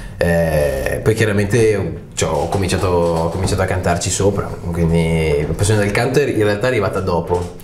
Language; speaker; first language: Italian; early bilingual, other home language; Arabic